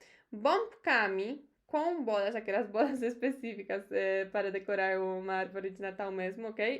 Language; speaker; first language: Portuguese; non-native, fluent; Polish